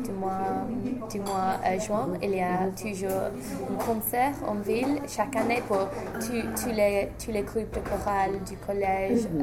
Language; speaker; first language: French; non-native, fluent; English